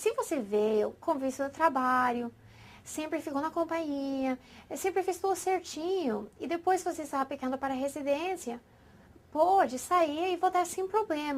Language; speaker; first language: Portuguese; non-native, fluent; English